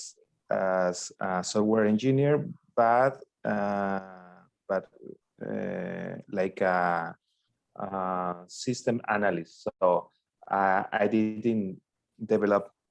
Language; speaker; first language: English; non-native, learner; Spanish